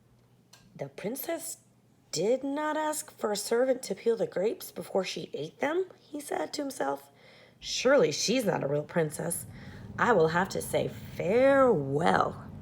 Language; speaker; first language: English; native; English